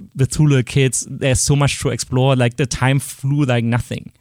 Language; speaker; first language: English; non-native, fluent; German